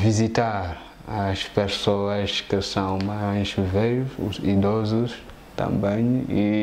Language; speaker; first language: Portuguese; non-native, fluent; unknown